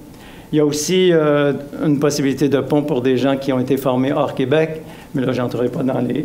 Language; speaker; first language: French; native; French